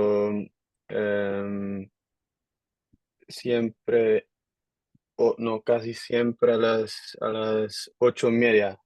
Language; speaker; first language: Spanish; non-native, learner; Dutch